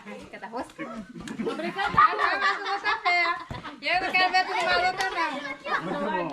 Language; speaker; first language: Portuguese; native; Portuguese